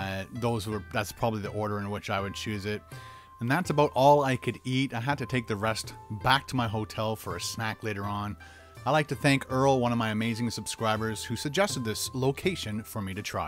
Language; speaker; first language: English; native; English